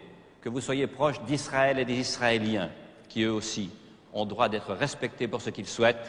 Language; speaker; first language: French; native; French